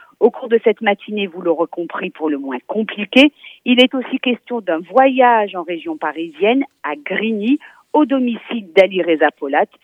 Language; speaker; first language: French; native; French